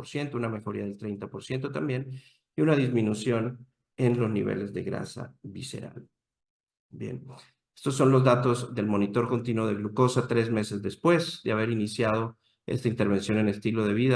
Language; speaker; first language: Spanish; native; Spanish